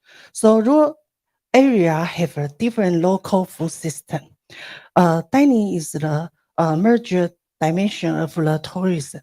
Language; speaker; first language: English; non-native, learner; Chinese